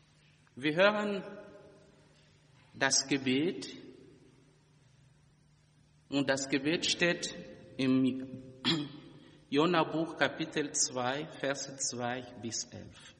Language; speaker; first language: German; non-native, fluent; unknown